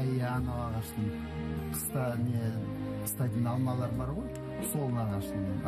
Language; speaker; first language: Kazakh; non-native, local second language; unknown